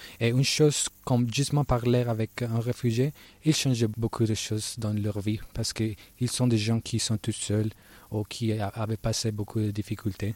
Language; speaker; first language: French; non-native, learner; Spanish